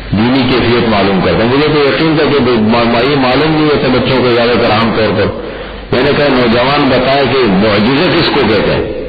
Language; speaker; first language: Urdu; non-native, local second language; Pashto